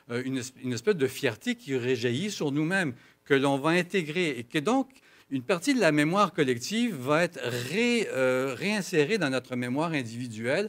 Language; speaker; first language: French; native; French